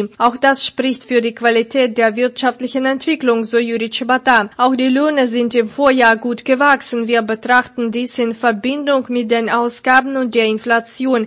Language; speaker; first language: German; non-native, fluent; Russian